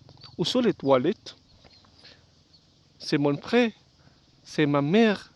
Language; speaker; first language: French; non-native, learner; Sundanese